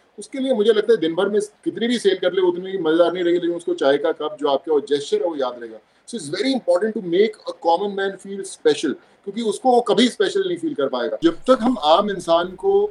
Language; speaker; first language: Hindi; non-native, local second language; Punjabi